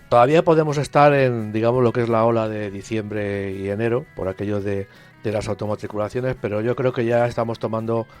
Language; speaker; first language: Spanish; native; Spanish